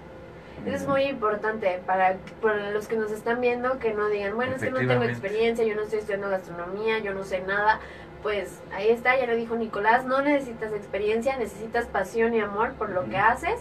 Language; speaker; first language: Spanish; native; Spanish